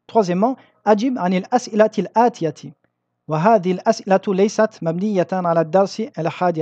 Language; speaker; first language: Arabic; non-native, fluent; French